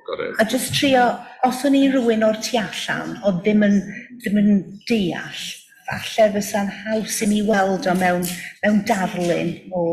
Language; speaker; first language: Welsh; native; Welsh